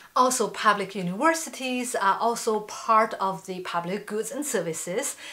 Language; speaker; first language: English; non-native, fluent; Chinese